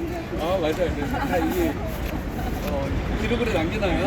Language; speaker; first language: Korean; native; Korean